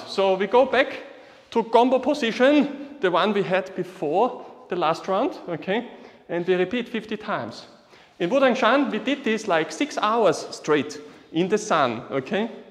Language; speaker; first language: English; non-native, fluent; German